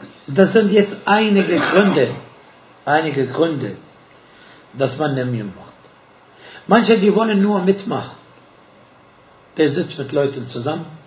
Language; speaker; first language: German; non-native, fluent; Arabic